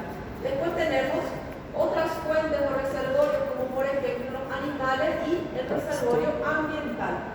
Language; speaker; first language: Spanish; native; Spanish